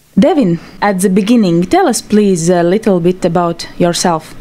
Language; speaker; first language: English; non-native, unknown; Latvian